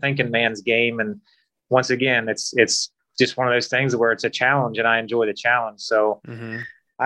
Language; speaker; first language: English; native; English